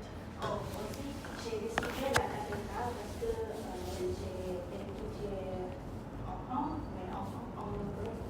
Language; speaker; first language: French; non-native, learner; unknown